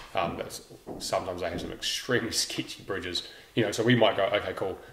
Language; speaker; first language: English; native; English